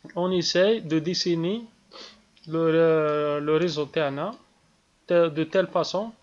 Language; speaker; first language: French; non-native, local second language; Arabic